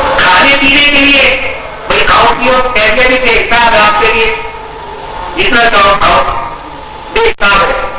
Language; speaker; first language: Urdu; non-native, local second language; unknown